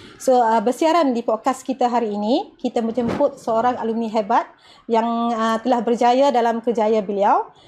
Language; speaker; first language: Malay; native; Malay